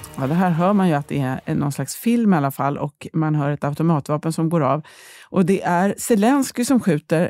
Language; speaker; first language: Swedish; native; Swedish